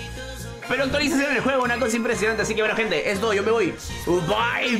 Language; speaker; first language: Spanish; native; Spanish